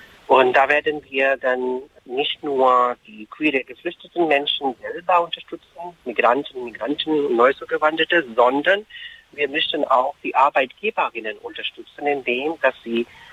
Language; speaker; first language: German; non-native, fluent; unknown